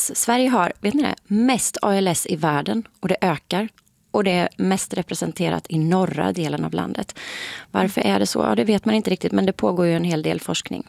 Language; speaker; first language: Swedish; native; Swedish